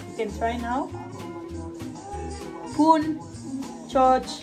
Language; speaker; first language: English; non-native, learner; Indonesian